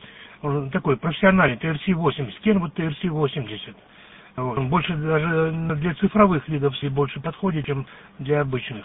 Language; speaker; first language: Russian; native; Russian